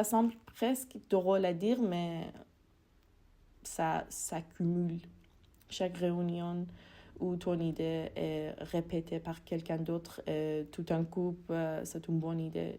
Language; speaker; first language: French; non-native, fluent; Persian